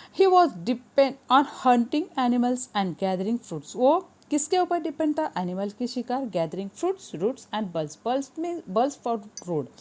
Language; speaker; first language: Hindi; non-native, local second language; Marathi